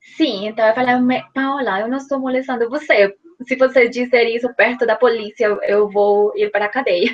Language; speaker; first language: Portuguese; non-native, fluent; Spanish